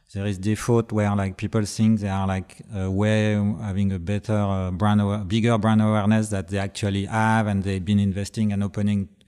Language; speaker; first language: English; non-native, learner; French